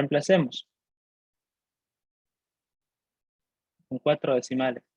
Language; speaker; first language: Spanish; native; Spanish